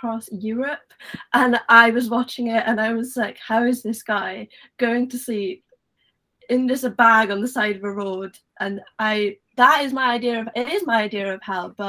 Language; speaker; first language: English; native; English